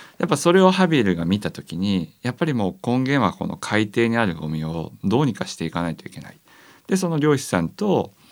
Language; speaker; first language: Japanese; native; Japanese